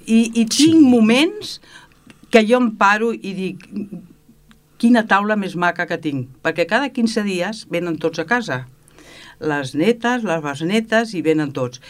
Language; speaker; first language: Catalan; native; Catalan